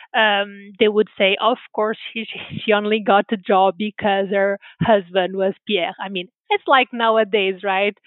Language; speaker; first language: English; non-native, fluent; Portuguese